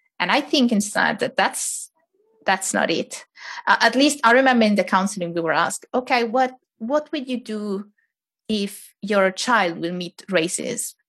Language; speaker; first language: English; non-native, fluent; Italian